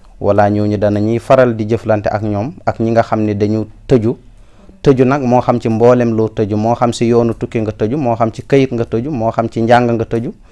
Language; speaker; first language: Wolof; non-native, local second language; Fula